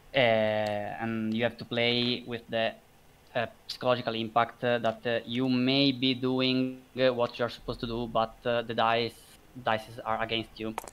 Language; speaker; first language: English; non-native, fluent; Italian